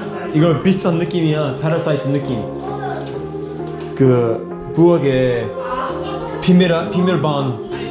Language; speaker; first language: Korean; non-native, learner; English